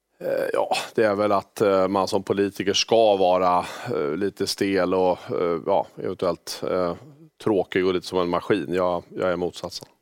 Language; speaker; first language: Swedish; native; Swedish